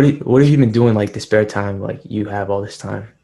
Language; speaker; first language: English; native; English